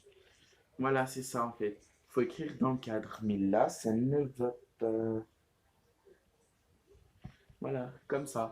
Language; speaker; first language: French; native; French